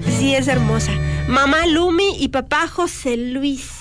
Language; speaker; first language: Spanish; native; Spanish